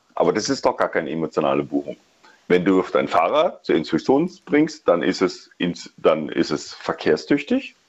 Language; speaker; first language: German; native; German